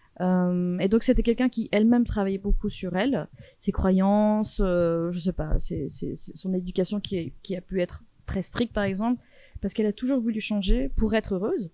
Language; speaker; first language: French; early bilingual, other home language; Persian